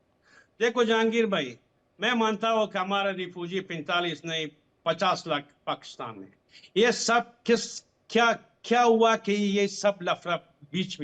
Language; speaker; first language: Hindi; non-native, fluent; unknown